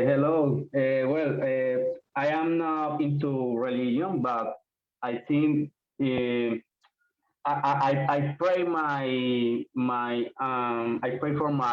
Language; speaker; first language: English; non-native, learner; Spanish